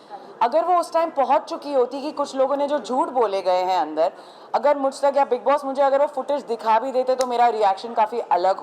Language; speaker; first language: Hindi; native; Hindi